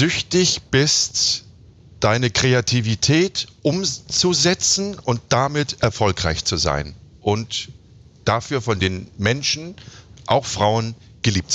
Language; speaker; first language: German; native; German